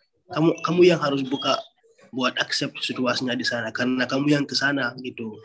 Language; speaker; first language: Indonesian; non-native, learner; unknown